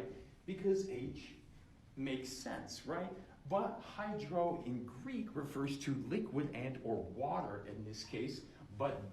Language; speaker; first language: English; native; English